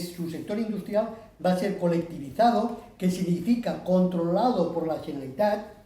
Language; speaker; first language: Spanish; non-native, local second language; Catalan